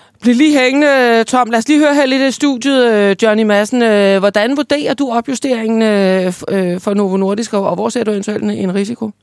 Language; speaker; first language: Danish; native; Danish